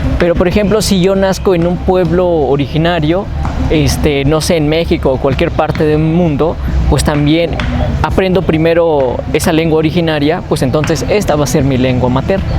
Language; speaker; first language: Spanish; non-native, local second language; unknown